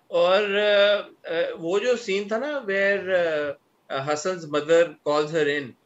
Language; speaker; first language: Urdu; non-native, local second language; Punjabi